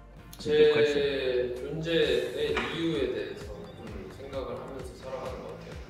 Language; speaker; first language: Korean; native; Korean